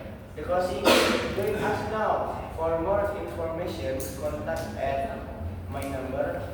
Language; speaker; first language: English; non-native, learner; Indonesian